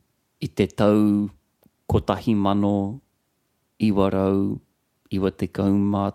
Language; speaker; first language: Māori; non-native, learner; English